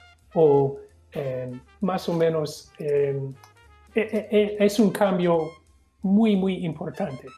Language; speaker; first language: Spanish; non-native, fluent; English